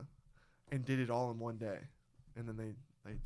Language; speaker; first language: English; native; English